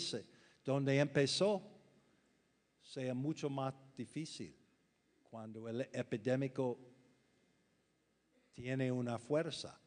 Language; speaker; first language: Spanish; non-native, fluent; English